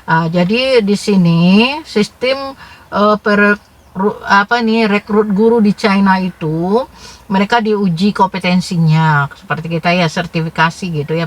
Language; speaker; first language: Indonesian; native; Indonesian